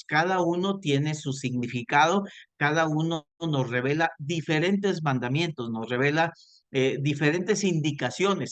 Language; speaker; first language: Spanish; native; Spanish